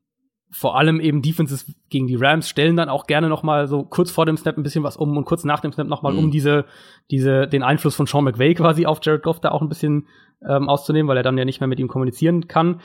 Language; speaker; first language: German; native; German